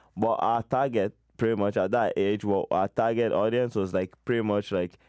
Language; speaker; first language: English; non-native, local second language; Igbo